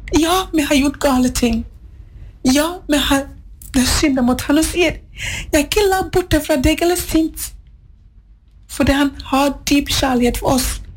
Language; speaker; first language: Norwegian; non-native, fluent; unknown